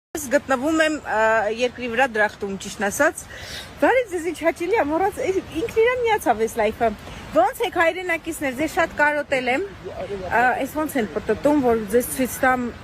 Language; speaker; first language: Armenian; native; Armenian